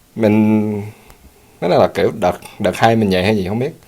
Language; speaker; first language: Vietnamese; early bilingual, heritage; Vietnamese